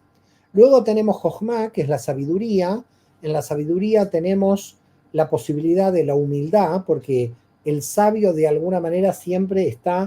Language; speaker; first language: Spanish; native; Spanish